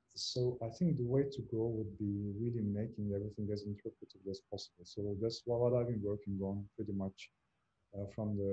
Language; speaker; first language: English; non-native, fluent; Turkish